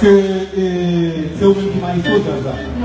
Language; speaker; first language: French; non-native, local second language; Haitian Creole